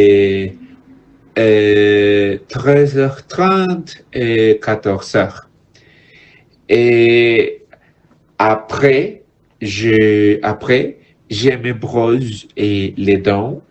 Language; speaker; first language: French; non-native, learner; Spanish